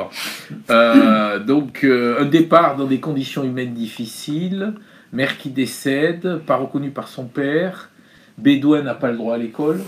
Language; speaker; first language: French; native; French